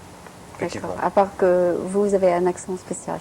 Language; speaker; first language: French; native; French